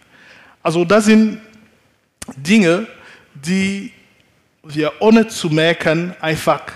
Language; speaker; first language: German; non-native, fluent; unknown